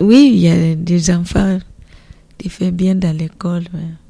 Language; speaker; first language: French; non-native, learner; Portuguese